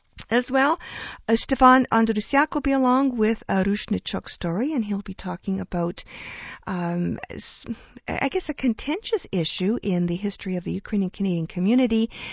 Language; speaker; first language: English; early bilingual, other home language; Ukrainian